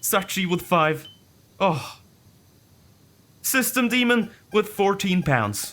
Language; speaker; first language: English; non-native, fluent; Norwegian